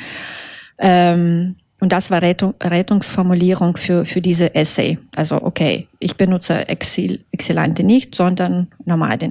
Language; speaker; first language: German; non-native, fluent; Russian